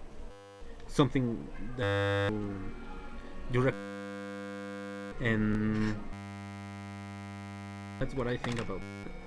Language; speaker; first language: English; non-native, learner; Spanish